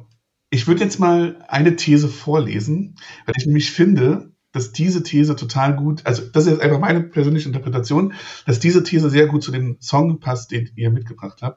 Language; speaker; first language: German; native; German